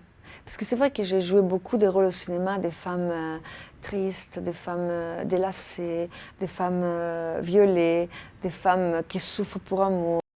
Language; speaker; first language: French; non-native, fluent; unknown